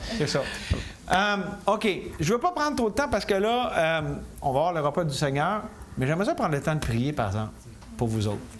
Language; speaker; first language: French; native; French